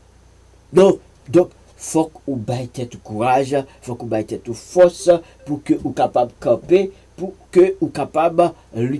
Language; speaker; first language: French; non-native, learner; Haitian Creole